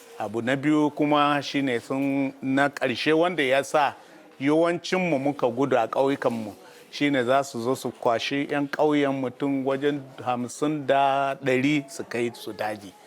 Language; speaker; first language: Hausa; non-native, local second language; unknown